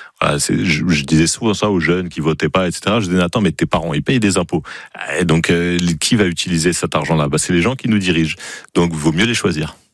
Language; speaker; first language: French; native; French